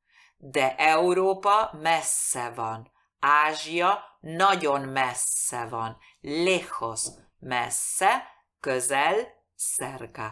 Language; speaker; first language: Hungarian; non-native, fluent; Spanish